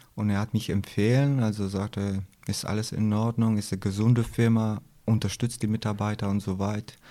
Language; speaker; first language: German; non-native, learner; Albanian